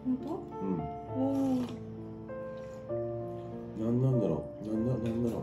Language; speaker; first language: Japanese; native; Japanese